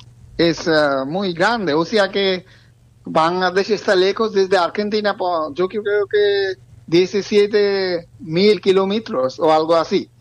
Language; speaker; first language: Spanish; non-native, learner; Bangla